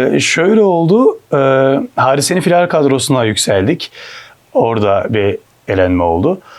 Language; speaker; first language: Turkish; early bilingual, heritage; Turkish